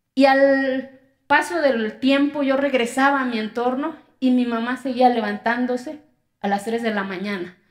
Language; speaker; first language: Spanish; non-native, local second language; Zapotec